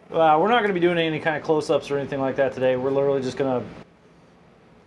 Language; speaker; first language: English; native; English